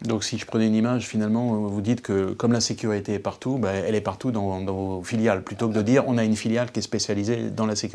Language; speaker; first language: French; native; French